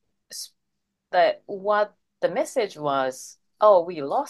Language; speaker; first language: English; non-native, fluent; Japanese